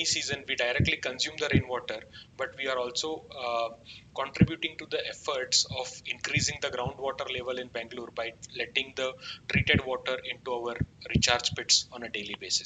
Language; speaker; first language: English; non-native, local second language; Kannada